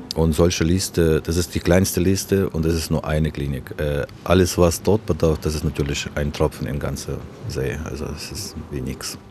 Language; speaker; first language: German; non-native, learner; Ukrainian